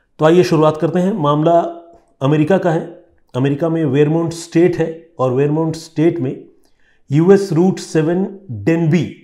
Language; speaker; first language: Hindi; non-native, local second language; Bangla